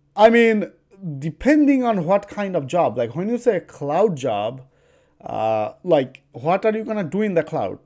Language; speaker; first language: English; non-native, local second language; Bangla